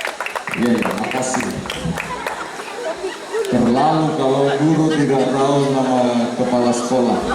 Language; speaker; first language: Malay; non-native, local second language; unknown